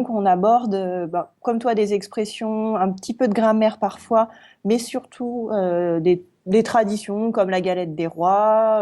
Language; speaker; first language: French; native; French